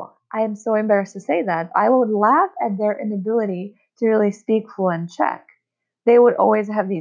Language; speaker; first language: English; non-native, fluent; Czech